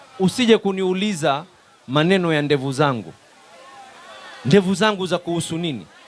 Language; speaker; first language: Swahili; native; Swahili